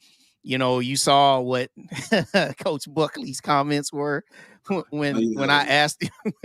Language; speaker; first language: English; native; English